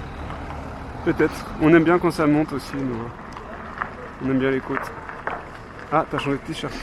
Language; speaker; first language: French; native; French